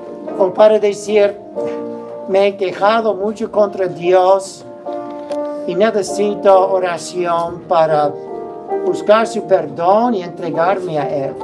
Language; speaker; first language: Spanish; non-native, fluent; English